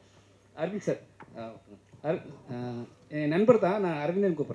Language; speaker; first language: Tamil; native; Tamil